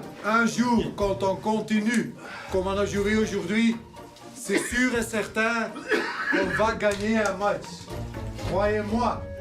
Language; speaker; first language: French; non-native, local second language; Dutch